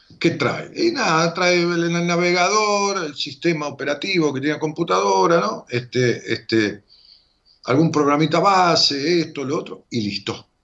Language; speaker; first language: Spanish; native; Spanish